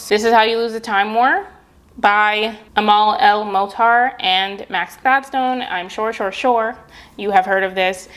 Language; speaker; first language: English; native; English